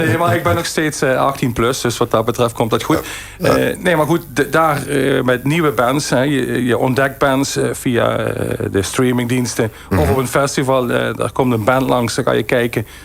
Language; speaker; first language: Dutch; native; Dutch